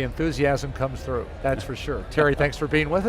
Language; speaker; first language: English; native; English